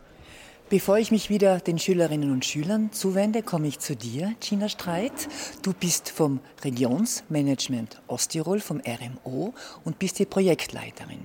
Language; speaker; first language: German; native; German